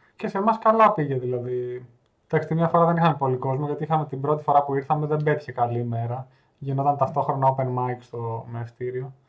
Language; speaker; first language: Greek; native; Greek